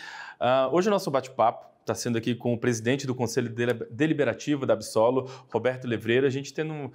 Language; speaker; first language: Portuguese; native; Portuguese